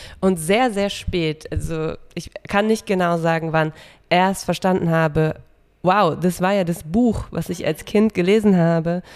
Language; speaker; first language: German; native; German